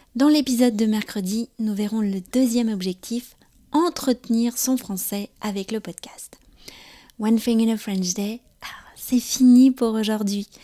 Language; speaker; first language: French; native; French